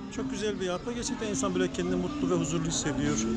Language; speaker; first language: Turkish; native; Turkish